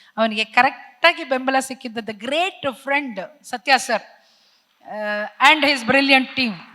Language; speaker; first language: Kannada; native; Kannada